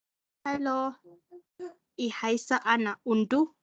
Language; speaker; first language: German; non-native, learner; Indonesian